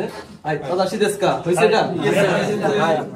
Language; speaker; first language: Japanese; non-native, learner; Bangla